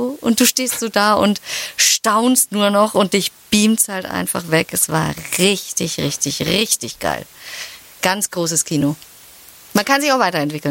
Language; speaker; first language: German; native; German